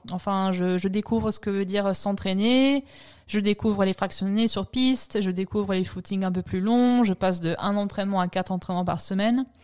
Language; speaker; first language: French; early bilingual, other home language; Italian